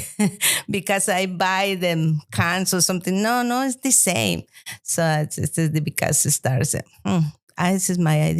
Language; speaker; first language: English; non-native, learner; Spanish